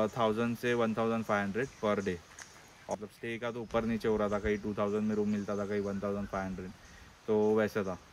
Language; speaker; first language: Hindi; non-native, local second language; Marathi